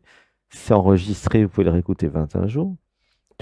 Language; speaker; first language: French; native; French